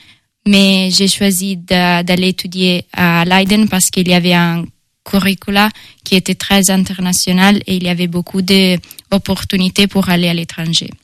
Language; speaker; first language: French; non-native, fluent; Italian